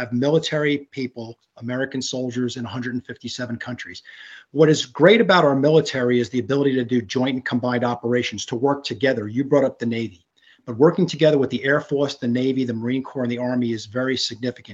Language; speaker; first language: English; native; English